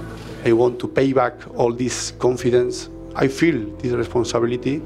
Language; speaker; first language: English; non-native, learner; Spanish